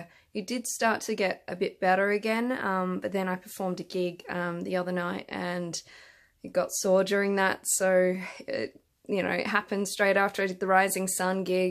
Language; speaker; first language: English; native; English